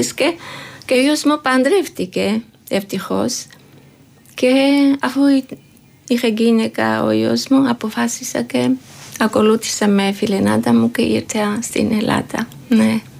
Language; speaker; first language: Greek; non-native, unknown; Georgian